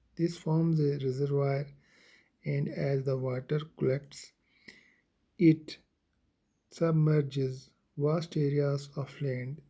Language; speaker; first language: English; non-native, local second language; Urdu